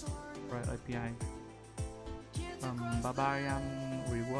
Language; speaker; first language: English; non-native, learner; Vietnamese